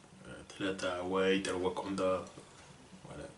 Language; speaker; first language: French; native; French